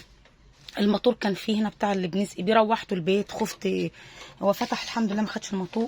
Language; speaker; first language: Arabic; native; Arabic